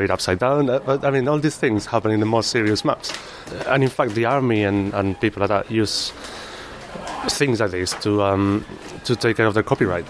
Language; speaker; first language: English; non-native, fluent; Spanish